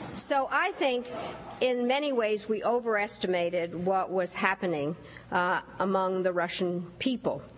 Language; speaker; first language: English; early bilingual, other home language; Czech